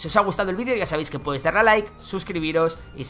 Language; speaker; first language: Spanish; native; Spanish